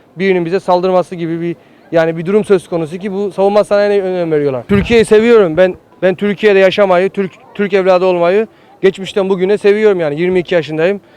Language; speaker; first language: Turkish; native; Turkish